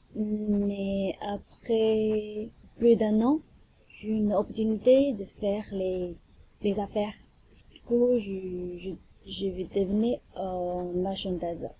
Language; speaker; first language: French; non-native, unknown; Chinese